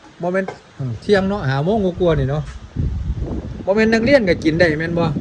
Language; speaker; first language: Thai; non-native, local second language; Northeastern Thai